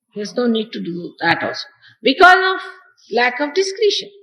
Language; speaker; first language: English; non-native, local second language; Marathi